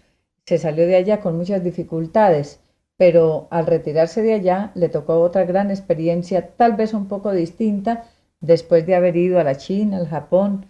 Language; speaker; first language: Spanish; native; Spanish